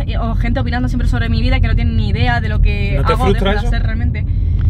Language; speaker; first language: Spanish; non-native, local second language; German